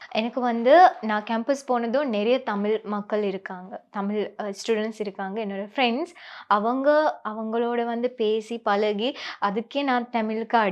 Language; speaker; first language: Tamil; non-native, local second language; Sinhala